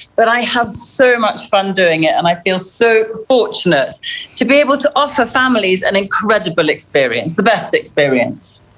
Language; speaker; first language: English; native; English